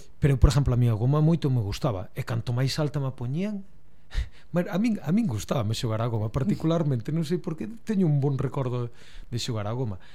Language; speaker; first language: Galician; native; Galician